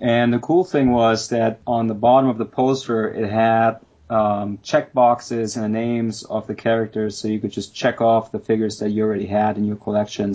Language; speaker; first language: English; non-native, fluent; German